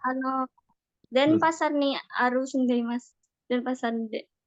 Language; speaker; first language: Japanese; non-native, learner; Indonesian